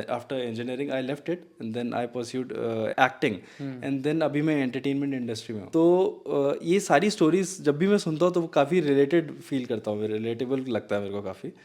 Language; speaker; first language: Hindi; native; Hindi